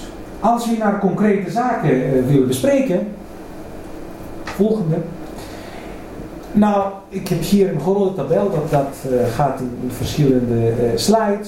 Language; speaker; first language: Dutch; non-native, fluent; Greek